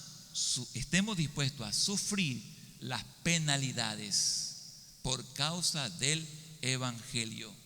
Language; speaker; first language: Spanish; native; Spanish